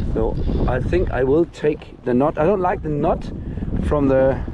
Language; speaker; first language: English; non-native, fluent; Danish